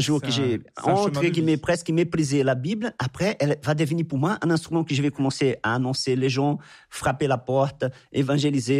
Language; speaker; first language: French; non-native, fluent; Portuguese